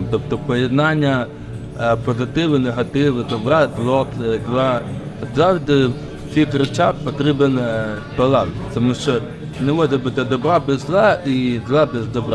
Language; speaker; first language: Ukrainian; native; Ukrainian